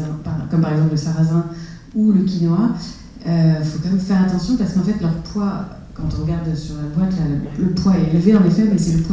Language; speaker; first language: French; native; French